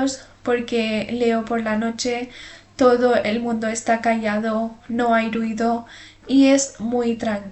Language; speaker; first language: Spanish; non-native, fluent; Urdu